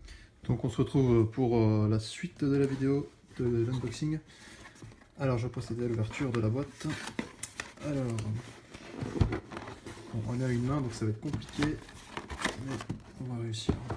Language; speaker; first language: French; native; French